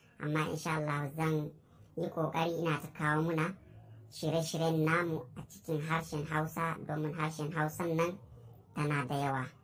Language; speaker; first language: Hausa; non-native, local second language; Fula